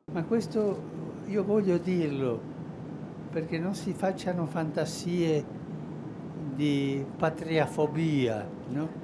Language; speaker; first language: Italian; non-native, fluent; Spanish